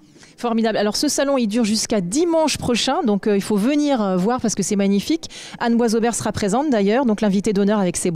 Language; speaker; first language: French; native; French